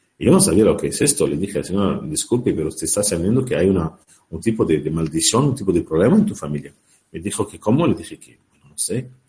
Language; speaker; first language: Spanish; non-native, learner; Arabic